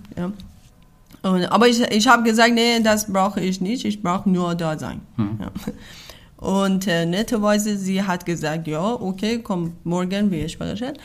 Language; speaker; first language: German; non-native, learner; Persian